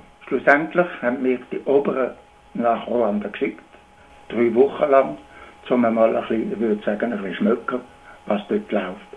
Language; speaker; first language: German; native; German